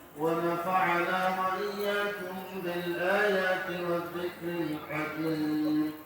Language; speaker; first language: Arabic; non-native, fluent; Bangla